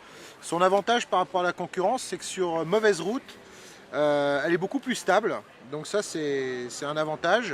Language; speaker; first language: French; native; French